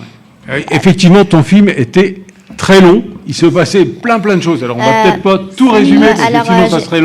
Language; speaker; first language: French; native; French